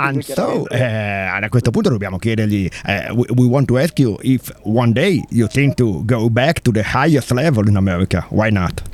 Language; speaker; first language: English; non-native, learner; Italian